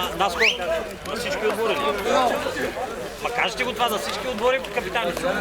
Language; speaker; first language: Bulgarian; native; Bulgarian